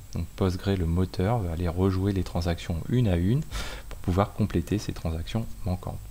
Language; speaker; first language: French; native; French